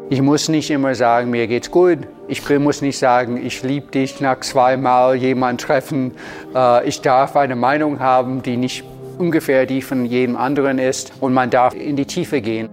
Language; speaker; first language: German; non-native, fluent; English